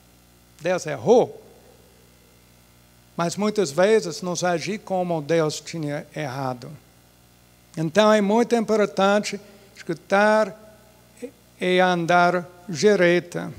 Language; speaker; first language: Portuguese; non-native, fluent; English